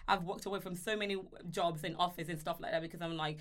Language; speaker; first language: English; non-native, local second language; Yoruba